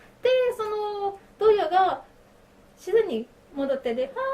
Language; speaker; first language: Japanese; non-native, learner; French